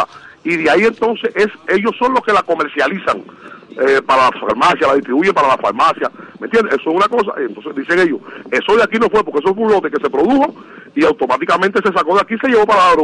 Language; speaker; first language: Spanish; native; Spanish